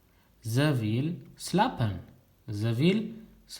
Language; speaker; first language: Dutch; non-native, learner; Tigrinya